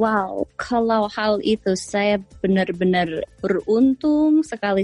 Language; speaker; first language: Indonesian; non-native, fluent; English